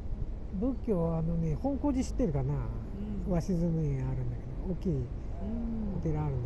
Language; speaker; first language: Japanese; native; Japanese